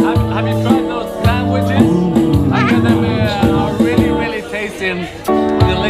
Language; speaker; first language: English; non-native, learner; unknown